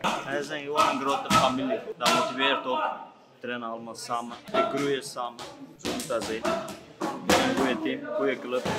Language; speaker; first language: Dutch; non-native, learner; Armenian